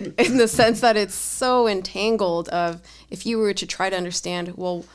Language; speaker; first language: English; early bilingual, other home language; Spanish